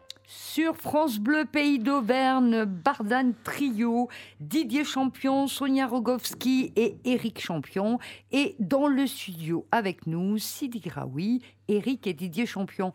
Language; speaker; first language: French; native; French